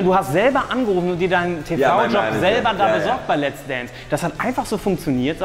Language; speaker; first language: German; native; German